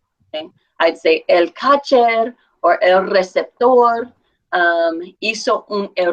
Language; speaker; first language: Spanish; non-native, fluent; English